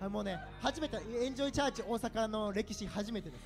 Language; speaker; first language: Japanese; native; Japanese